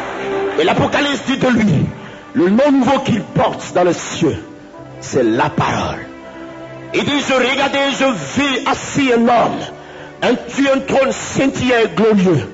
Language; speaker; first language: French; native; French